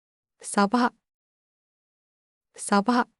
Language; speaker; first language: Japanese; native; Japanese